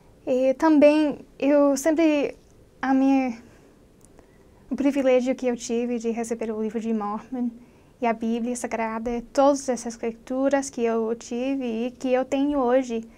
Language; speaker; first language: Portuguese; non-native, fluent; English